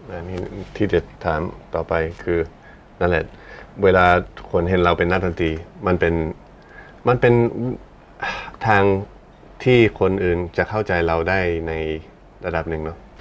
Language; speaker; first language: Thai; non-native, fluent; English